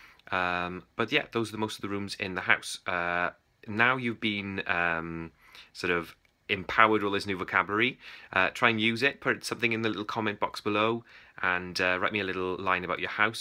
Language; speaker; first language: English; native; English